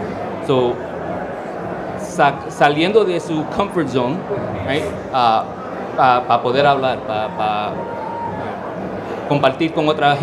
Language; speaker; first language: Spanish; early bilingual, heritage; Spanish